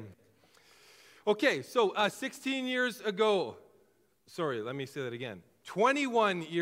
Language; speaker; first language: English; native; English